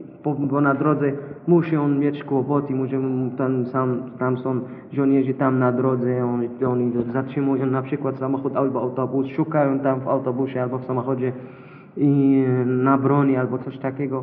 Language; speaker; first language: Polish; non-native, learner; Arabic